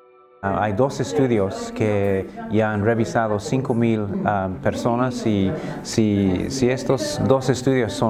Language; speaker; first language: Spanish; non-native, fluent; English